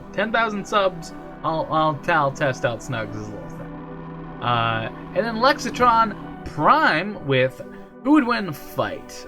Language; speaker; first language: English; native; English